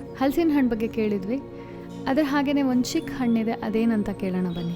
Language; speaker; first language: Kannada; non-native, local second language; Konkani